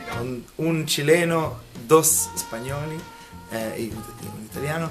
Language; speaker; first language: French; early bilingual, other home language; Italian